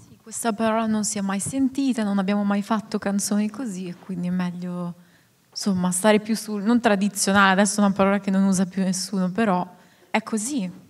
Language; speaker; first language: Italian; native; Italian